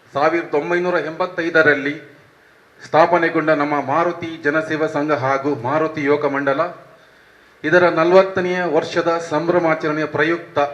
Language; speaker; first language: Kannada; native; Kannada